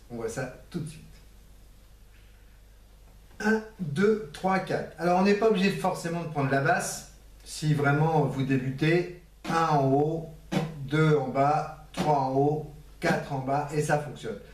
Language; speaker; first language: French; native; French